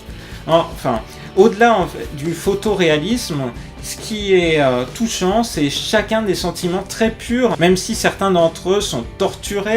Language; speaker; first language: French; native; French